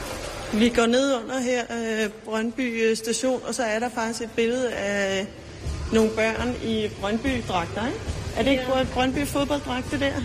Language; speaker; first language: Danish; native; Danish